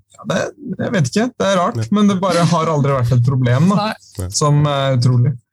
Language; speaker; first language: Norwegian; native; Norwegian